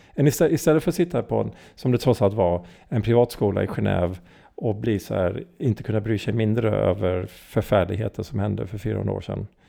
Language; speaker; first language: Swedish; early bilingual, heritage; Swedish